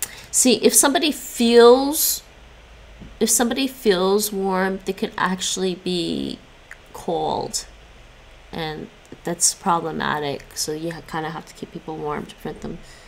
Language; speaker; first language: English; native; English